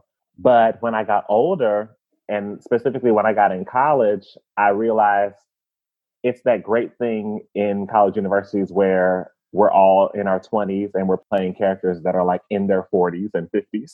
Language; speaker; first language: English; native; English